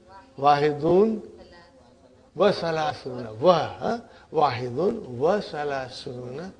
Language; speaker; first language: Arabic; non-native, fluent; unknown